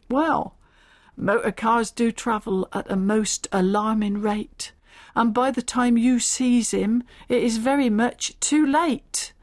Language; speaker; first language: English; native; English